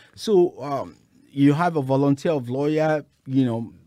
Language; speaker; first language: English; non-native, local second language; Yoruba